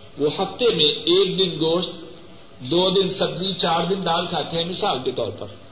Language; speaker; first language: Urdu; non-native, local second language; Punjabi